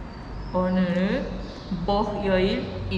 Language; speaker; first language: Korean; non-native, learner; Spanish